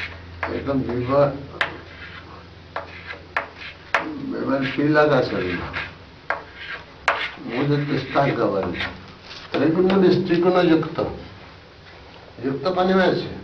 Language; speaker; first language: Russian; non-native, learner; Bangla